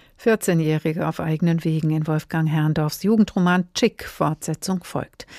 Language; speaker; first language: German; native; German